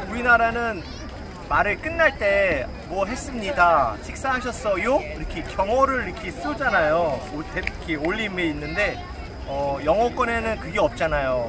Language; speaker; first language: Korean; native; Korean